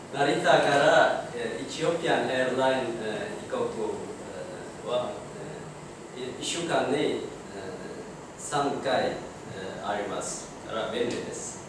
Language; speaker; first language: Japanese; non-native, learner; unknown